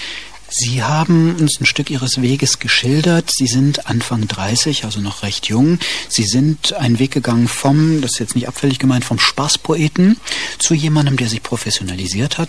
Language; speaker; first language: German; native; German